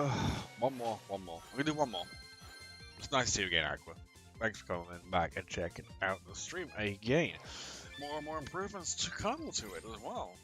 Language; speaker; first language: English; native; English